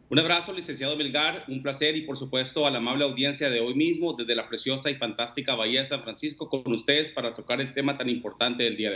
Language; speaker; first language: Spanish; native; Spanish